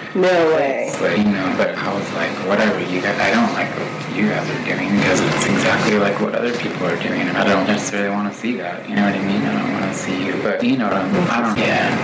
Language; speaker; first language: English; native; English